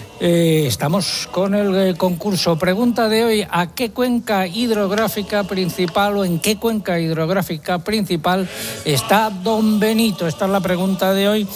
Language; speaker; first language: Spanish; native; Spanish